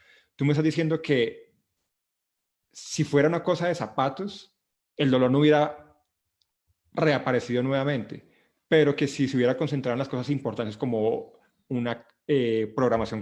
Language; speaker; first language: Spanish; native; Spanish